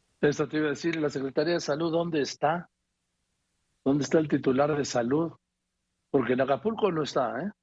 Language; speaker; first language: Spanish; native; Spanish